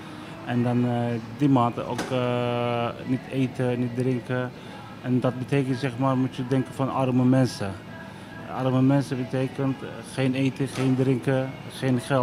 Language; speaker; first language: Dutch; non-native, learner; Turkish